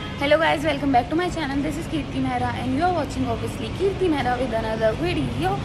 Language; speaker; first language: Hindi; native; Hindi